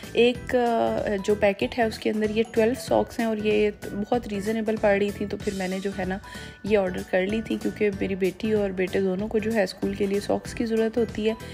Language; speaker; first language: Urdu; native; Urdu